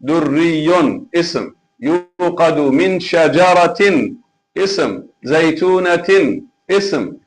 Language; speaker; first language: Arabic; non-native, fluent; Malay